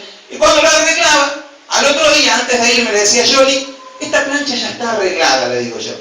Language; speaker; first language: Spanish; native; Spanish